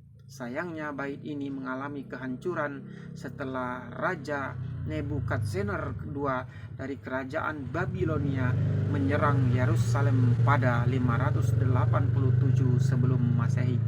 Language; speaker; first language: Indonesian; native; Indonesian